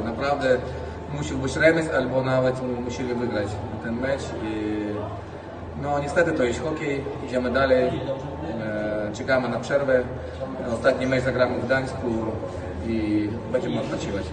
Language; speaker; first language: Polish; non-native, learner; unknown